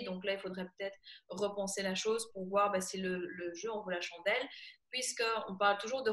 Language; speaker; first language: French; native; French